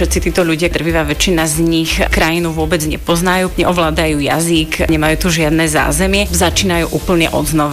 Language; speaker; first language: Slovak; native; Slovak